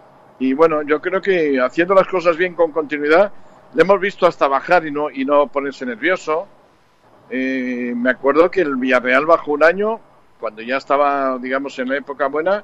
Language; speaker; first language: Spanish; native; Spanish